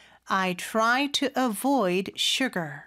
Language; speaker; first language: English; non-native, fluent; Korean